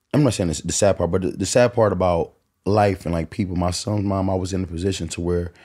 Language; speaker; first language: English; native; English